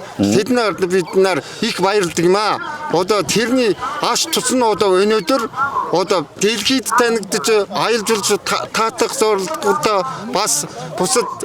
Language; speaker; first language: Mongolian; non-native, local second language; Kazakh